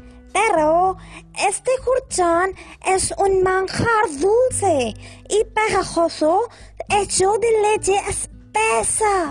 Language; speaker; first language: Spanish; non-native, learner; Hindi